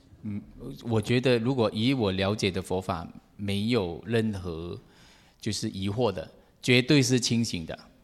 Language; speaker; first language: Chinese; native; Chinese